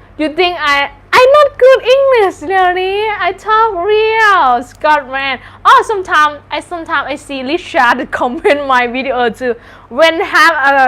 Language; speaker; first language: English; non-native, learner; Thai